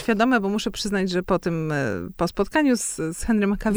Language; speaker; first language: Polish; native; Polish